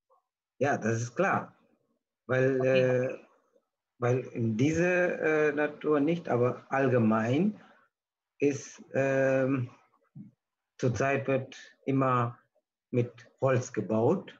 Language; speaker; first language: German; non-native, learner; Tamil